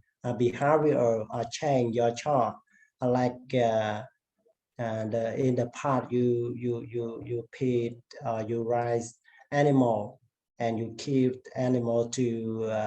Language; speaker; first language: English; non-native, learner; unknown